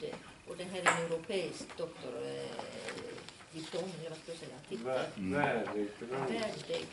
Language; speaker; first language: Swedish; non-native, fluent; Spanish